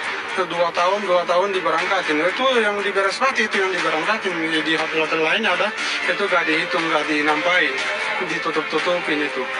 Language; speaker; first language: Indonesian; non-native, fluent; Rohingya